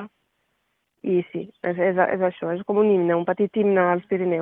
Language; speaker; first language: Catalan; non-native, local second language; French